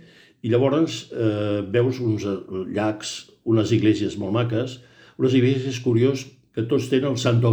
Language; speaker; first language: Catalan; native; Catalan